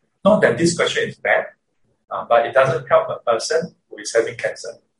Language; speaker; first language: English; native; English